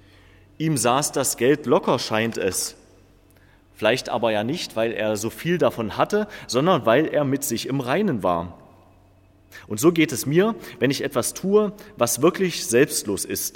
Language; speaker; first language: German; native; German